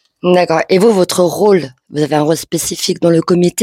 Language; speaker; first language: French; native; French